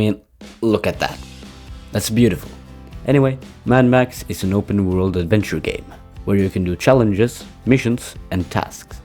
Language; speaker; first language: English; non-native, fluent; Norwegian